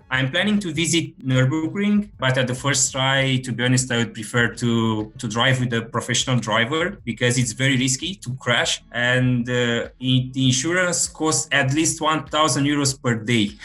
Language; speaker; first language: English; non-native, fluent; Romanian